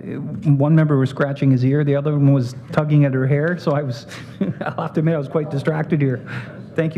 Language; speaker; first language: English; native; English